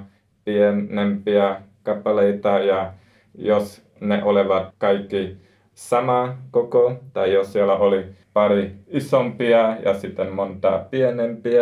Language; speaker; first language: Finnish; non-native, learner; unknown